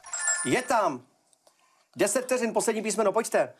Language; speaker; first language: Czech; native; Czech